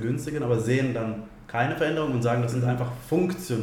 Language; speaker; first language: German; native; German